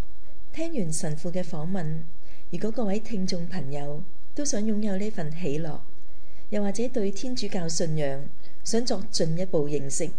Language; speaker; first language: Chinese; native; Chinese